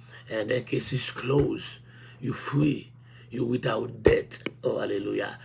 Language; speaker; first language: English; non-native, fluent; Haitian Creole